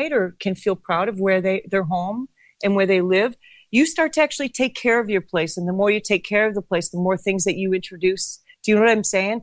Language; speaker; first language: English; native; English